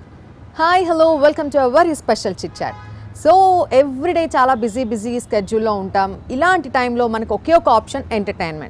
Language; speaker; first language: Telugu; native; Telugu